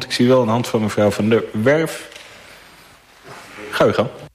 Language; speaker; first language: Dutch; native; Dutch